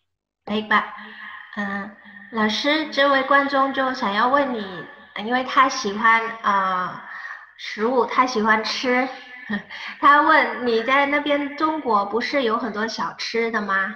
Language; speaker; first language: Chinese; non-native, fluent; Indonesian